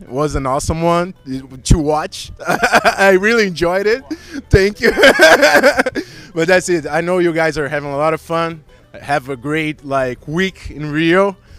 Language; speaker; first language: English; non-native, fluent; Portuguese